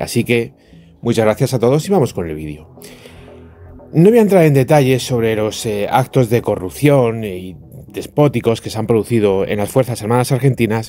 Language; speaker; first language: Spanish; native; Spanish